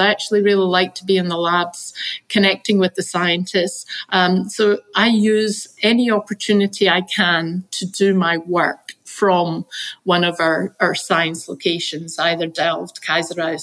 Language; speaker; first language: English; native; English